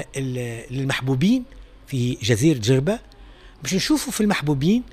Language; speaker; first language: Arabic; native; Arabic